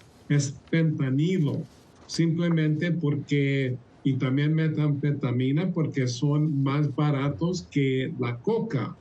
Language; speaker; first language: Spanish; early bilingual, heritage; Spanish